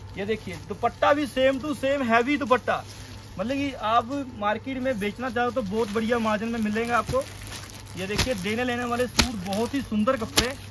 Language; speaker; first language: Hindi; non-native, local second language; Punjabi